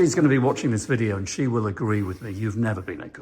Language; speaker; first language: English; native; English